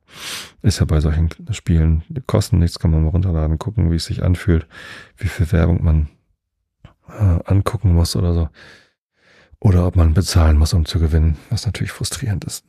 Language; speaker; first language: German; native; German